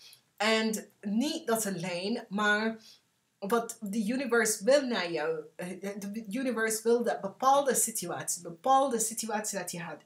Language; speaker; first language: Dutch; non-native, learner; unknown